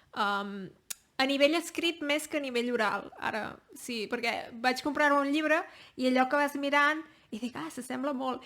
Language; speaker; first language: Catalan; native; Catalan